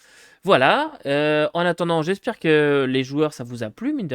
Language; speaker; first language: French; native; French